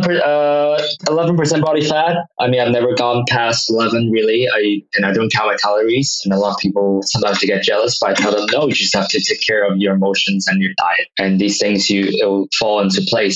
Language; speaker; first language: English; non-native, local second language; Cantonese